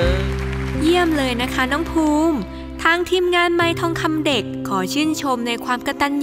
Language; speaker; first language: Thai; native; Thai